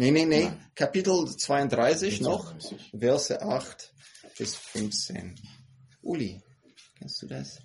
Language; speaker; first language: German; non-native, fluent; English